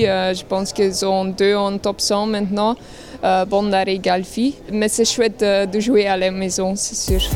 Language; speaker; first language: French; non-native, local second language; Dutch